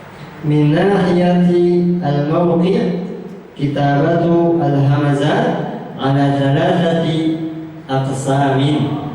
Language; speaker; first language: Arabic; non-native, fluent; Indonesian